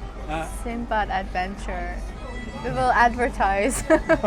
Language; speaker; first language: English; non-native, fluent; Persian